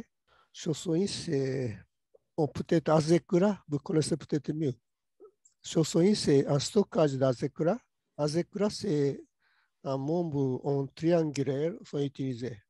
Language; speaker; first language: French; non-native, learner; Japanese